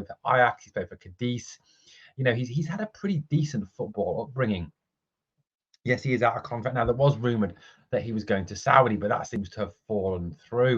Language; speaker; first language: English; native; English